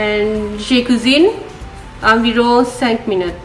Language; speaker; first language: French; non-native, learner; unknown